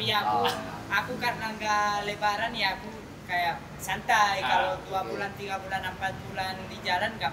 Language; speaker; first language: Indonesian; non-native, fluent; Spanish